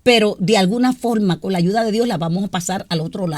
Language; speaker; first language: Spanish; native; Spanish